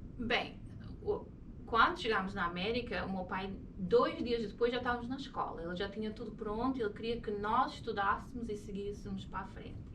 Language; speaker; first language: Portuguese; native; Portuguese